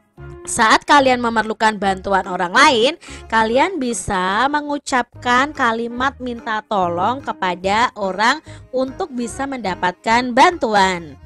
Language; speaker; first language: Indonesian; native; Indonesian